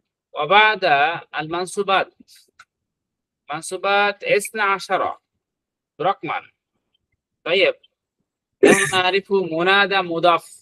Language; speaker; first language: Arabic; non-native, fluent; Bangla